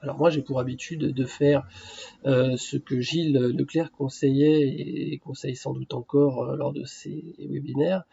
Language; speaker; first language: French; native; French